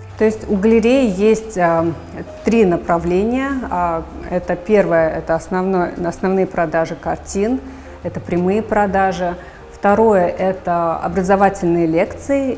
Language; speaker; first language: Russian; native; Russian